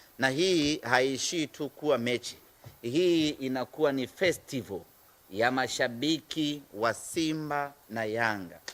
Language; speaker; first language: Swahili; native; Swahili